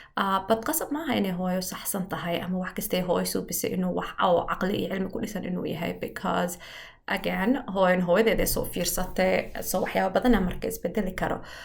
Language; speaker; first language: Somali; early bilingual, heritage; Somali